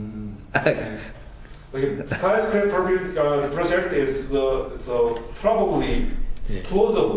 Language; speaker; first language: English; non-native, learner; Korean